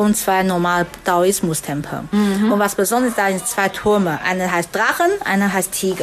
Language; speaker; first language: German; non-native, learner; Chinese